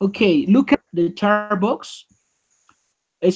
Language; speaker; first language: English; non-native, learner; Spanish